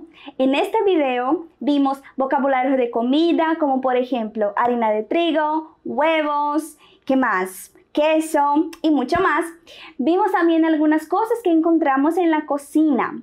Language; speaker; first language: Spanish; non-native, fluent; Portuguese